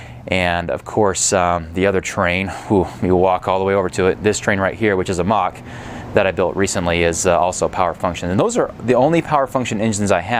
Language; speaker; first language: English; native; English